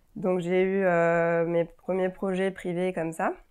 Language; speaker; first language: French; native; French